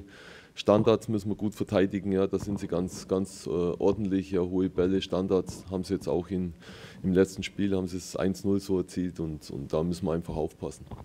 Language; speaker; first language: German; native; German